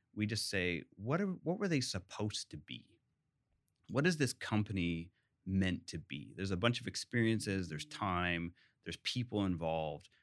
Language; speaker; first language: English; native; English